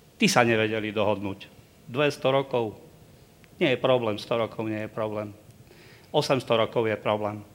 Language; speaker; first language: Slovak; native; Slovak